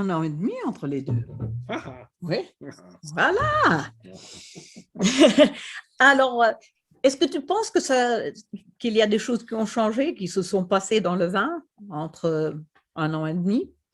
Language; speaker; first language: French; non-native, fluent; Swedish